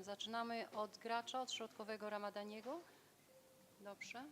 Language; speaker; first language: Polish; non-native, fluent; Albanian